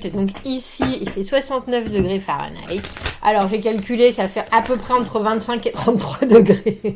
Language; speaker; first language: French; native; French